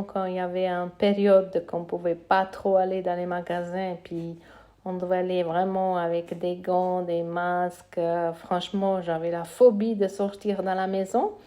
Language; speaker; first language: French; non-native, fluent; Italian